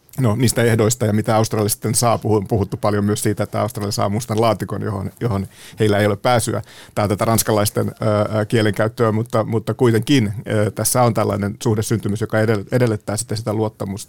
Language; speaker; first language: Finnish; native; Finnish